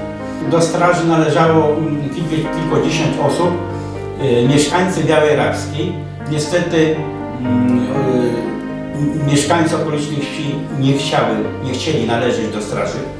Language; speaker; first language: Polish; native; Polish